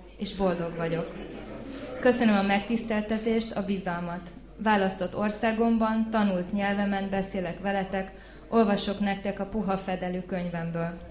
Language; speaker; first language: Hungarian; early bilingual, heritage; Hungarian